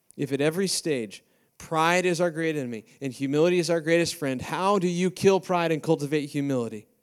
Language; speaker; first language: English; native; English